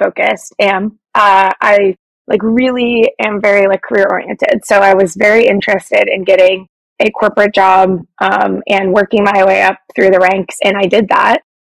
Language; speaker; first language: English; native; English